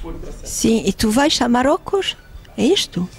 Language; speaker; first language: Portuguese; non-native, fluent; French